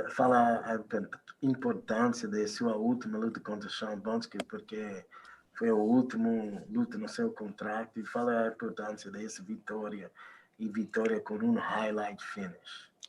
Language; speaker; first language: Portuguese; non-native, fluent; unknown